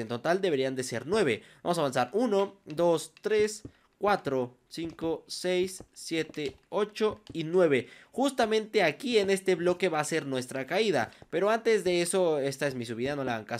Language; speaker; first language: Spanish; native; Spanish